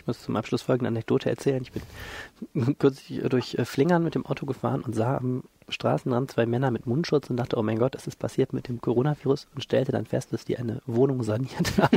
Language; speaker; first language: German; native; German